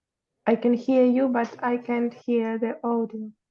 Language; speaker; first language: English; non-native, fluent; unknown